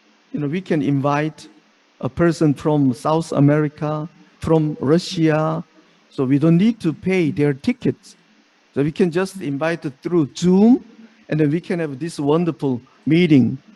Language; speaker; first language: English; non-native, fluent; Korean